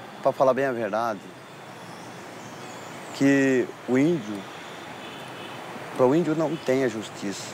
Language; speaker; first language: Portuguese; non-native, local second language; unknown